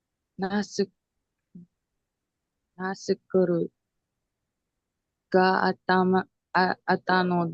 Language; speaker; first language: Japanese; non-native, learner; Filipino